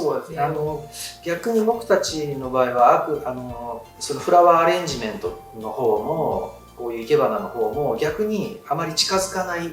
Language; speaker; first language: Japanese; native; Japanese